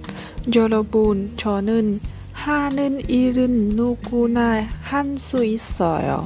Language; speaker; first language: Korean; non-native, learner; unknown